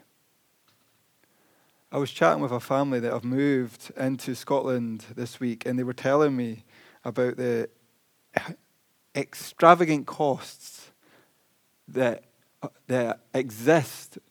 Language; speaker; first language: English; native; English